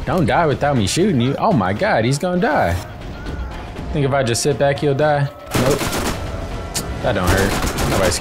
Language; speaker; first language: English; native; English